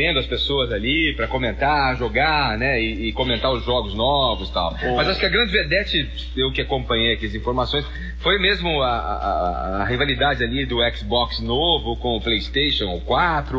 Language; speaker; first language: Portuguese; native; Portuguese